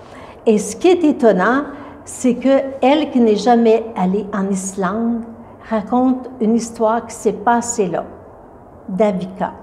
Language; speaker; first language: French; native; French